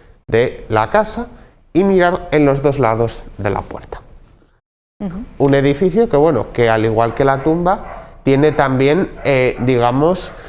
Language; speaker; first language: Spanish; native; Spanish